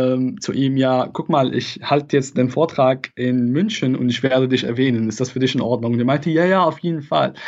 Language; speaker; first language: German; non-native, fluent; Arabic